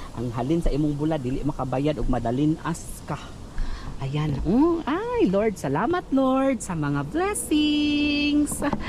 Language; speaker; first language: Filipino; non-native, local second language; Cebuano